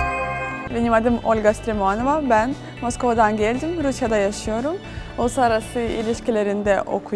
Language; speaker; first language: Turkish; non-native, learner; Russian